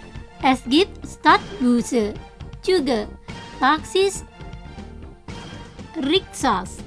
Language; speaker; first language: German; non-native, fluent; Indonesian